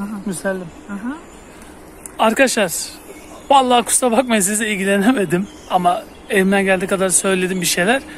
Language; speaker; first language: Turkish; native; Turkish